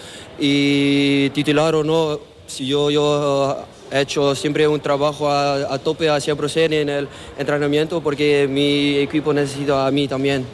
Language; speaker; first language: Spanish; non-native, learner; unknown